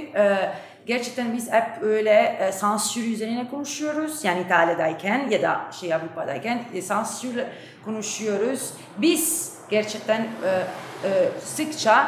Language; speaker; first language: Turkish; non-native, fluent; Italian